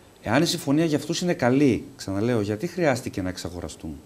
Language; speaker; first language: Greek; native; Greek